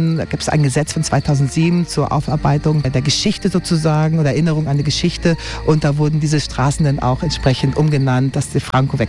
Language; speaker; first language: German; native; German